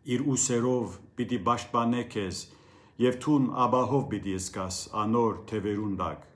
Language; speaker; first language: Armenian; early bilingual, heritage; Armenian